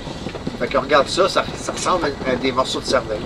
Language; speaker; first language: French; native; French